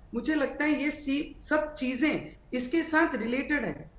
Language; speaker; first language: Hindi; non-native, local second language; Marathi